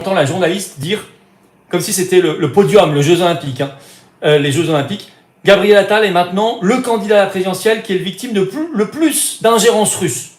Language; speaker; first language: French; native; French